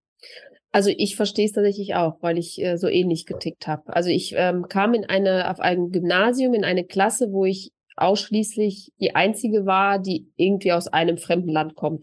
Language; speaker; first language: German; early bilingual, other home language; Russian